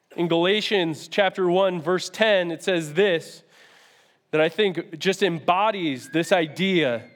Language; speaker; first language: English; native; English